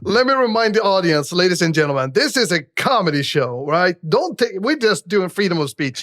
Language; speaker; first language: English; native; English